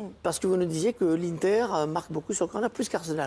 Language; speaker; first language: French; native; French